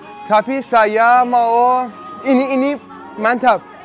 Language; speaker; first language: Indonesian; non-native, learner; Persian